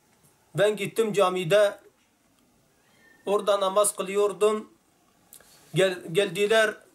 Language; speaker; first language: Turkish; non-native, local second language; Arabic